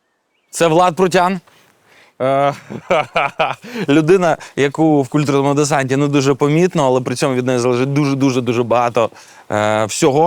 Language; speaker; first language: Ukrainian; native; Ukrainian